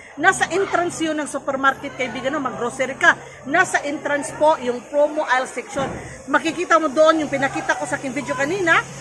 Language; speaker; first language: Filipino; non-native, local second language; Cebuano